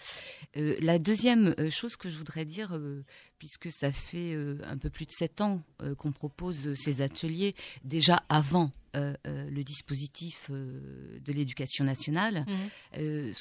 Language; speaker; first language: French; native; French